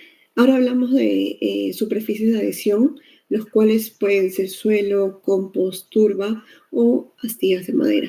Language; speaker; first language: Spanish; native; Spanish